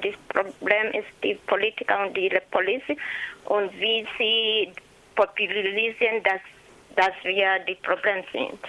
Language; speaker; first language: German; non-native, learner; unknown